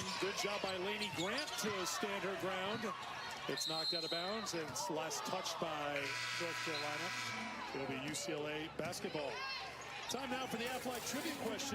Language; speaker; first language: English; native; English